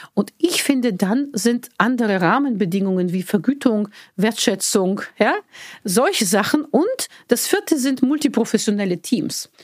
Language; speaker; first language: German; non-native, fluent; Bulgarian